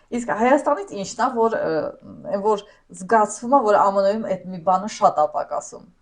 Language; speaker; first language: Armenian; native; Armenian